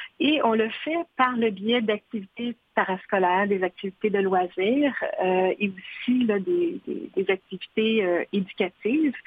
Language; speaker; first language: French; native; French